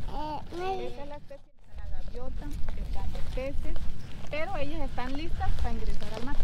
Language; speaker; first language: Spanish; native; Spanish